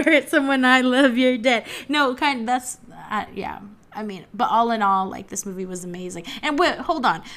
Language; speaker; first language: English; native; English